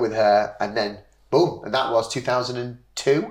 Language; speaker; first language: English; native; English